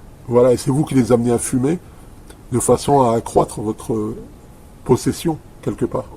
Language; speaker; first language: French; native; French